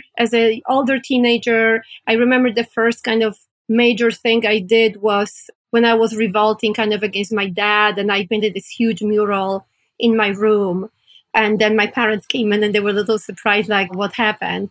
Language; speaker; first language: English; non-native, fluent; Polish